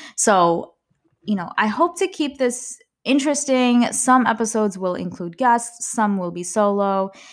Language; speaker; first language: English; early bilingual, other home language; Malayalam